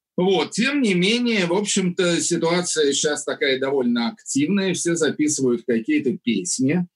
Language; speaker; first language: Russian; native; Russian